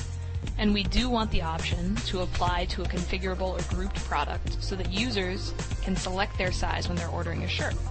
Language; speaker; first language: English; native; English